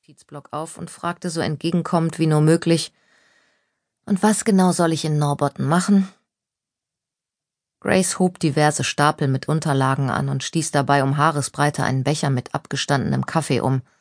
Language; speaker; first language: German; native; German